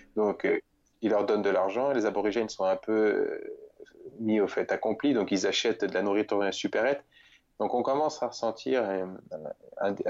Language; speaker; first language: French; native; French